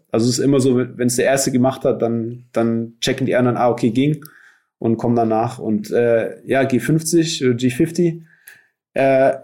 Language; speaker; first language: German; native; German